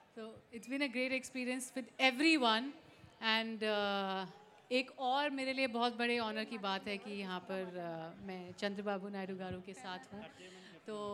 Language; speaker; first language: Hindi; native; Hindi